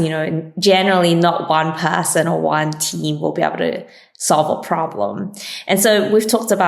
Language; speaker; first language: English; native; English